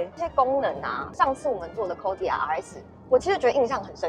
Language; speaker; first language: Chinese; native; Chinese